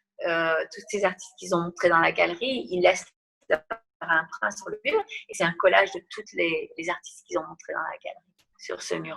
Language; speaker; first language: French; non-native, fluent; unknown